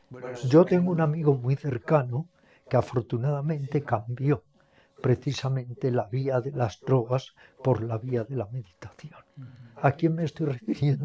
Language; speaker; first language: Spanish; native; Spanish